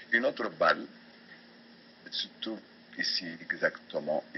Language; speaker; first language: French; non-native, local second language; Arabic